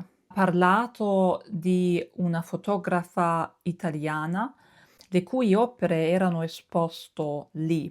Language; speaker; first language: Italian; non-native, fluent; German